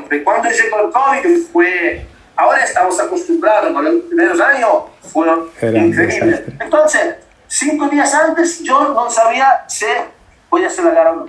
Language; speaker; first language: Spanish; non-native, learner; Italian